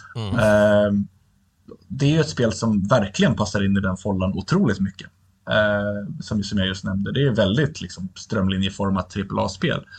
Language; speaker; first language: Swedish; native; Swedish